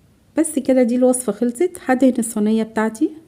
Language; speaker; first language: Arabic; native; Arabic